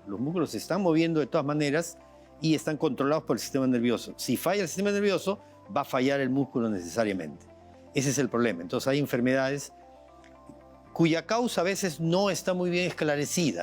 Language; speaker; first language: Spanish; native; Spanish